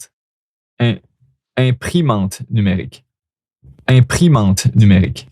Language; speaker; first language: French; native; French